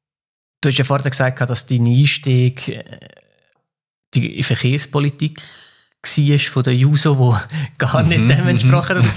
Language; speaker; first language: German; native; German